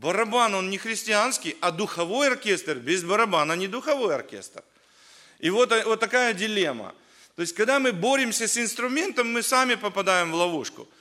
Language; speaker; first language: Russian; native; Russian